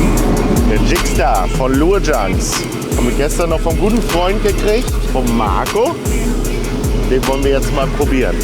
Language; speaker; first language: German; native; German